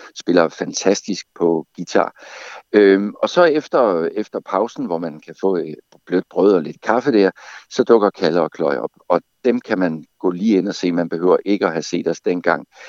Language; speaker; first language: Danish; native; Danish